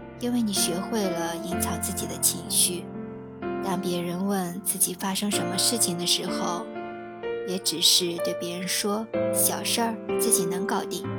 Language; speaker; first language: Chinese; native; Chinese